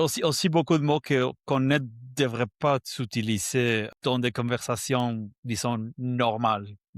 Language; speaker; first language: French; non-native, fluent; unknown